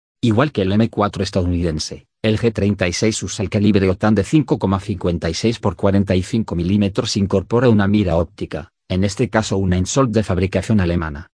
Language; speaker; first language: Spanish; native; Spanish